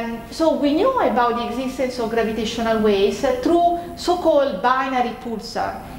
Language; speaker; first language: English; non-native, fluent; Italian